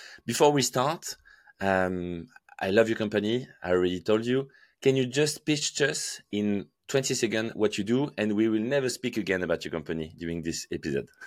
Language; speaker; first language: English; non-native, fluent; French